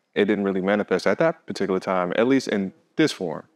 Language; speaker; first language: English; native; English